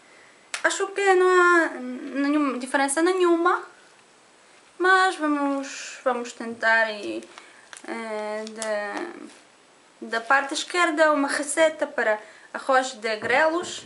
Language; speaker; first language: Portuguese; non-native, learner; Polish